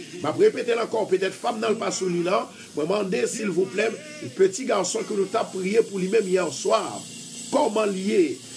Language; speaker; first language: French; non-native, local second language; Haitian Creole